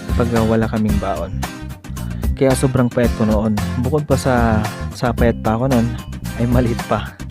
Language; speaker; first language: Filipino; native; Filipino